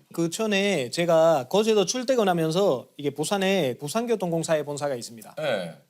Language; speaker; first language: Korean; non-native, fluent; Spanish